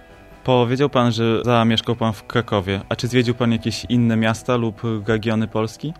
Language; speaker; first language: Polish; native; Polish